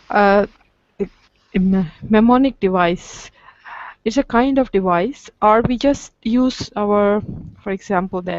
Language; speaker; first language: English; non-native, learner; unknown